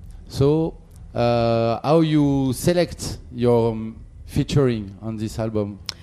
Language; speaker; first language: English; non-native, learner; French